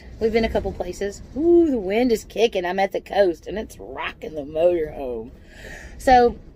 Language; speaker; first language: English; native; English